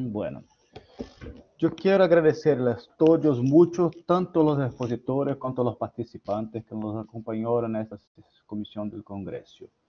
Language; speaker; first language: Spanish; non-native, learner; Portuguese